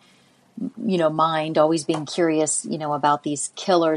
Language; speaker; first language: English; native; English